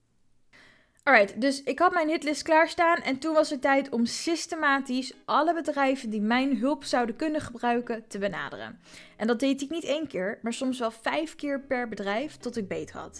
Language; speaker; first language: Dutch; native; Dutch